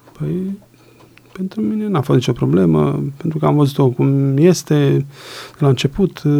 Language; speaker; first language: Romanian; native; Romanian